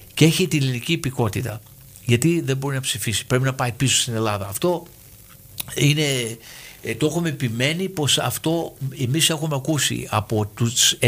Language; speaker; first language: Greek; early bilingual, heritage; Greek